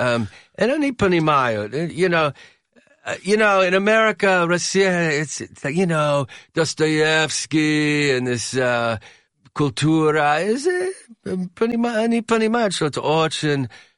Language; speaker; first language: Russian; non-native, learner; English